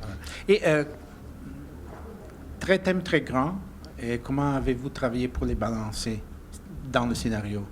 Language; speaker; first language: French; non-native, fluent; Italian